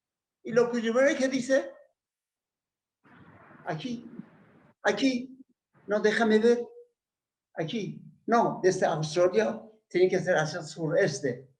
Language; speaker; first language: Spanish; non-native, fluent; Persian